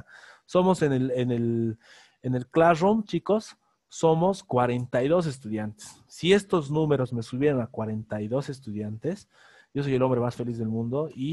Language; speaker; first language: Spanish; native; Spanish